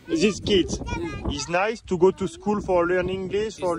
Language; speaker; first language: English; non-native, learner; French